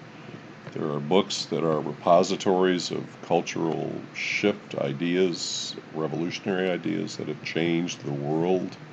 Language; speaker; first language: English; native; English